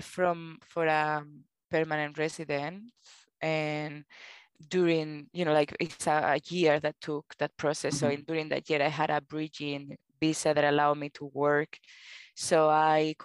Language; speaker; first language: English; non-native, fluent; Spanish